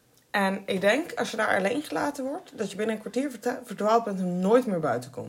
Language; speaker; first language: Dutch; native; Dutch